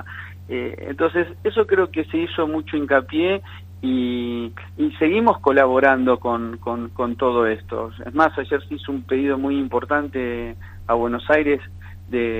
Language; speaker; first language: Spanish; native; Spanish